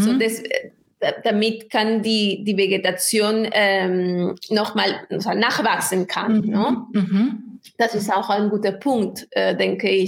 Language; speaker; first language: German; non-native, fluent; Spanish